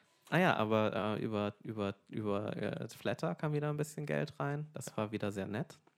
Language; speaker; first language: German; native; German